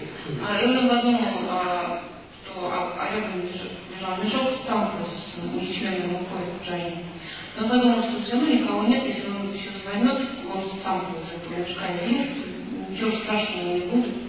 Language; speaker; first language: Russian; native; Russian